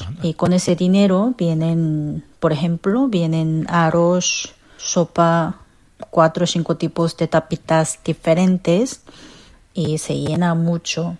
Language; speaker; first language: Spanish; non-native, fluent; Korean